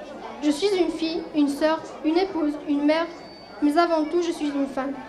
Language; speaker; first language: French; non-native, local second language; Kabyle